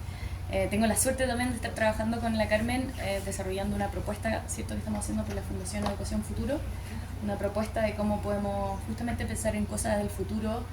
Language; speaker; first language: Spanish; native; Spanish